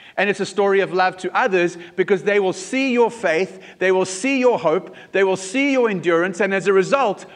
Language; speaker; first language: English; native; English